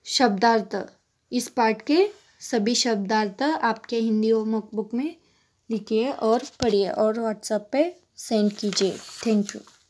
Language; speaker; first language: Hindi; non-native, local second language; Kannada